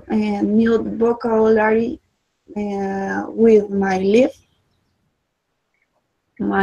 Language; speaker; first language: English; non-native, learner; Spanish